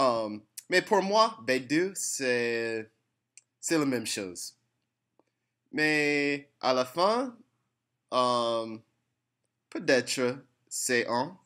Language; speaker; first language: French; non-native, learner; English